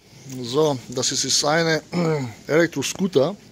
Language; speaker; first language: German; non-native, learner; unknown